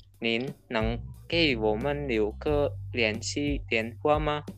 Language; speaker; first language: Chinese; non-native, learner; Indonesian